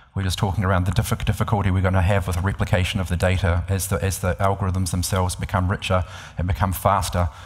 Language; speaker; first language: English; native; English